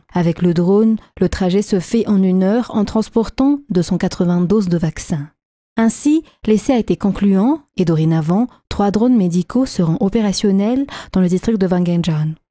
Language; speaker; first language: French; non-native, local second language; Malagasy